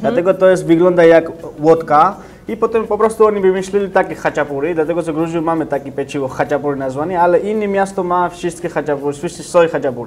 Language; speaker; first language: Polish; non-native, learner; Georgian